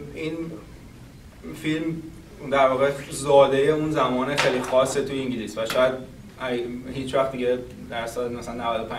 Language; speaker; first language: Persian; native; Persian